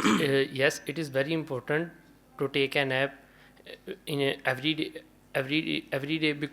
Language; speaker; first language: English; non-native, learner; Urdu